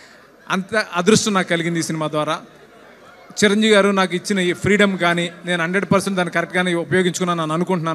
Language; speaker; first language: Telugu; native; Telugu